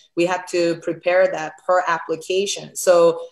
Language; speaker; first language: English; early bilingual, other home language; Korean